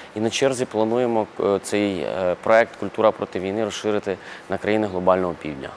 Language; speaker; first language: Ukrainian; non-native, local second language; Russian